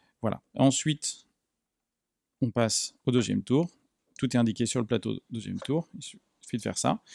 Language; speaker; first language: French; native; French